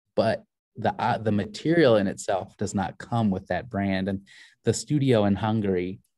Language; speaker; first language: English; native; English